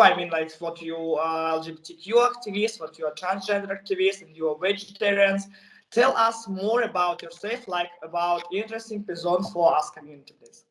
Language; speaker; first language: English; non-native, learner; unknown